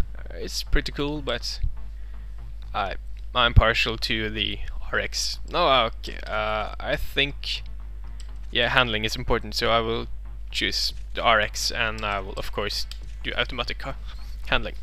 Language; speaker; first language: English; non-native, fluent; Norwegian